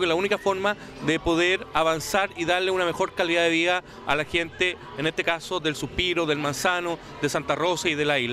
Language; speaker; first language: Spanish; native; Spanish